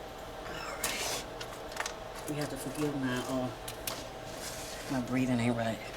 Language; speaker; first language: English; native; English